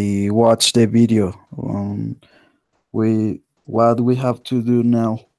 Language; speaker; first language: English; non-native, learner; Spanish